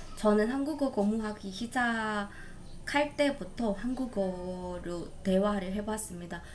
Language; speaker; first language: Korean; non-native, fluent; Burmese